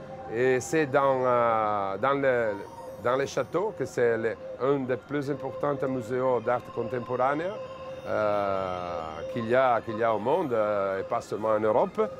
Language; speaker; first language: French; non-native, fluent; Italian